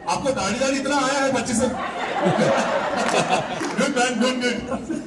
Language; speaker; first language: Hindi; non-native, fluent; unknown